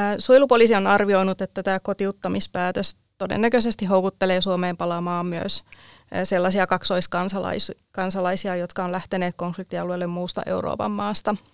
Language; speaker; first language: Finnish; native; Finnish